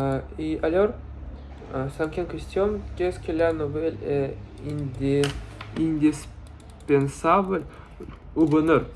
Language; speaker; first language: French; non-native, learner; Russian